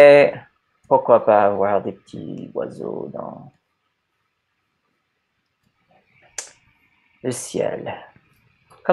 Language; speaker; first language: French; non-native, learner; English